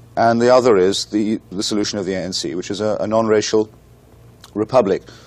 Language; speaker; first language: English; native; English